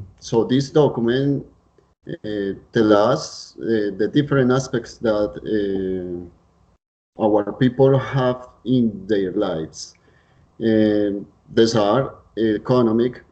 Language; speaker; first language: English; non-native, learner; Spanish